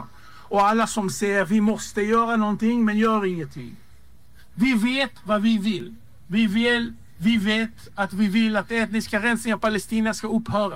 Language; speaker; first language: Swedish; non-native, fluent; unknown